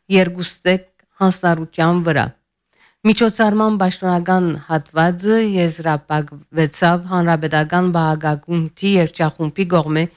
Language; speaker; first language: Armenian; early bilingual, heritage; Armenian